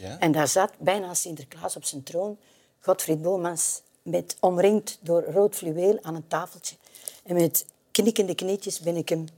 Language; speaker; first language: Dutch; native; Dutch